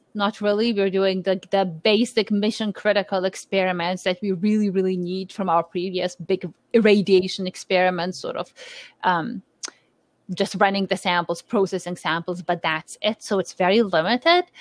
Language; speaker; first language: English; non-native, fluent; Lithuanian